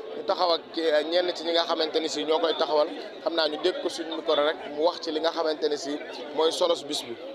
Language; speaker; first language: Wolof; native; Wolof